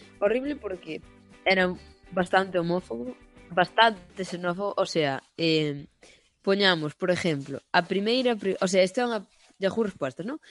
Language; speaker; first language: Galician; non-native, local second language; Spanish